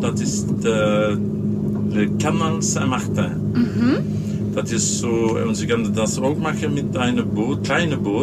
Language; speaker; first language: German; non-native, learner; French